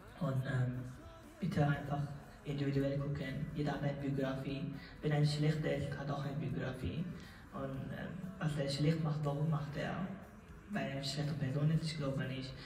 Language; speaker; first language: German; non-native, learner; Persian